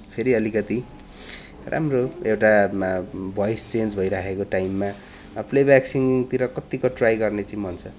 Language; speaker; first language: Nepali; native; Nepali